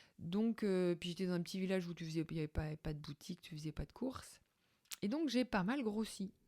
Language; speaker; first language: French; native; French